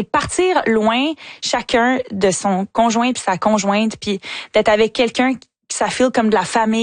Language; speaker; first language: French; native; French